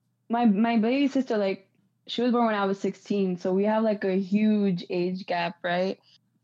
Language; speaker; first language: English; non-native, fluent; Spanish